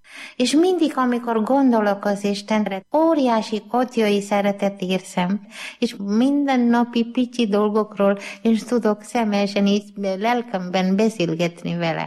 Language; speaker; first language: Hungarian; non-native, learner; Malayalam